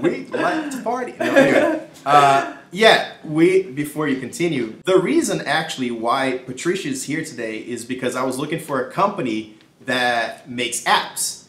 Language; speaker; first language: English; non-native, fluent; Portuguese